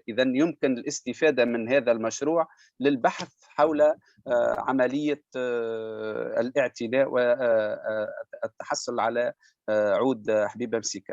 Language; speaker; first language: Arabic; native; Arabic